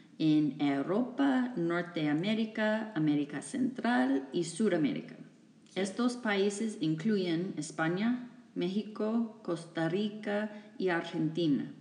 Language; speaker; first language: Spanish; non-native, fluent; English